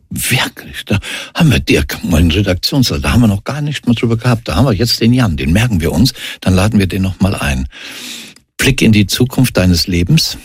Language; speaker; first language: German; native; German